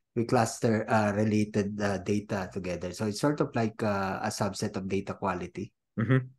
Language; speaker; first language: English; non-native, local second language; Filipino